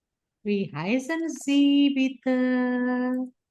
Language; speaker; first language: German; non-native, fluent; Indonesian